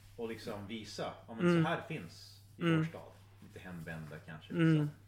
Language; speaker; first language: Swedish; non-native, fluent; English